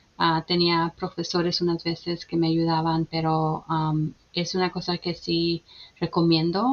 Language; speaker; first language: Spanish; early bilingual, heritage; Spanish